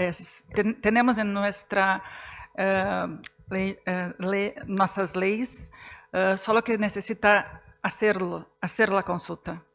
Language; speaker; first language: Spanish; non-native, fluent; Portuguese